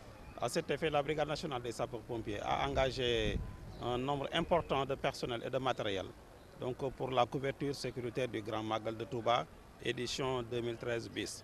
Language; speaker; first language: French; non-native, local second language; Wolof